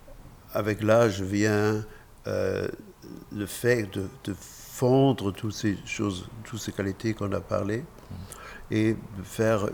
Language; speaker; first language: French; non-native, fluent; German